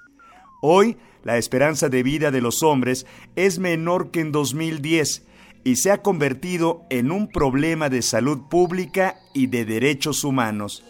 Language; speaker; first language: Spanish; native; Spanish